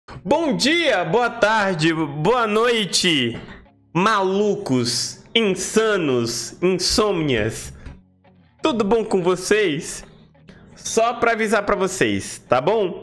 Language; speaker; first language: Portuguese; native; Portuguese